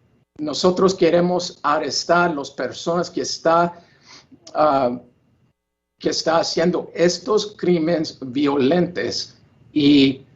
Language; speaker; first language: Spanish; non-native, learner; English